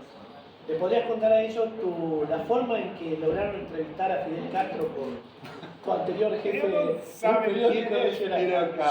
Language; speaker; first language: Spanish; native; Spanish